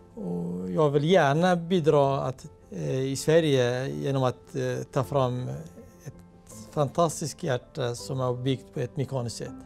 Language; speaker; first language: Swedish; non-native, fluent; Kurdish